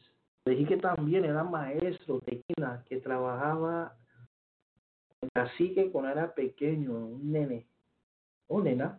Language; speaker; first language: Spanish; early bilingual, heritage; Spanish